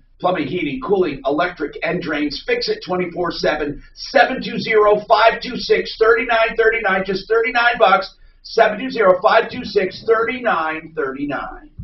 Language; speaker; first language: English; native; English